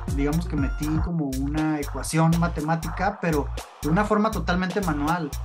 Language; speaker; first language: Spanish; native; Spanish